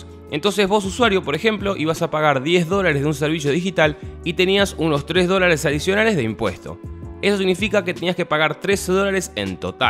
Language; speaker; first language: Spanish; native; Spanish